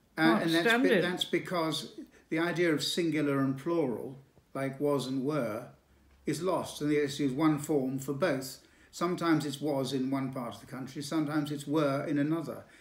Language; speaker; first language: English; native; English